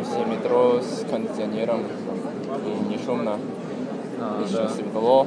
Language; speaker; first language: Russian; non-native, learner; Japanese